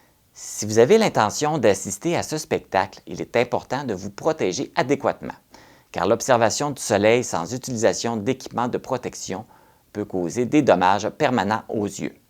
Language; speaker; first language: French; native; French